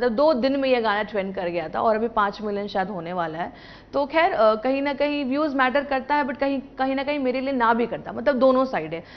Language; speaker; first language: Hindi; native; Hindi